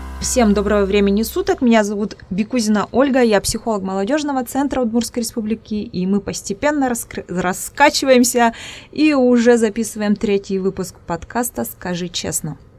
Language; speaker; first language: Russian; non-native, local second language; Udmurt